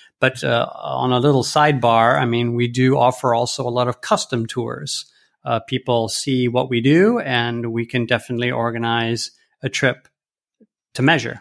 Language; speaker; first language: English; early bilingual, heritage; English